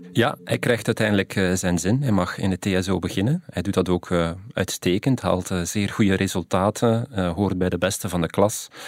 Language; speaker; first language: Dutch; native; Dutch